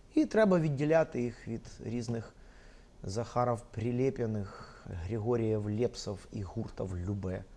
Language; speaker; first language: Ukrainian; non-native, local second language; Russian